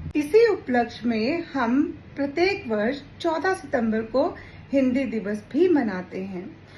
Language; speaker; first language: Hindi; native; Hindi